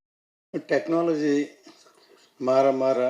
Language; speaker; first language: Tamil; native; Tamil